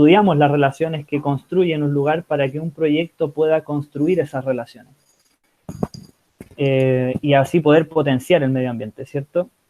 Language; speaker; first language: Spanish; native; Spanish